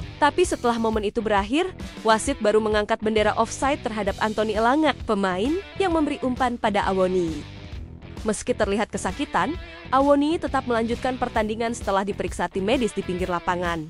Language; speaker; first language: Indonesian; native; Indonesian